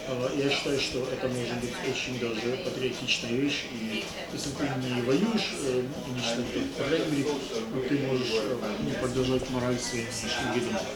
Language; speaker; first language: Russian; native; Russian